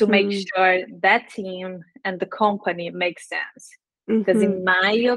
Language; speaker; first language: English; non-native, fluent; Portuguese